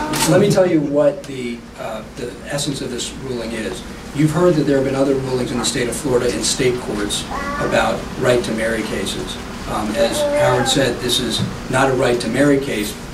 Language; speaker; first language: English; native; English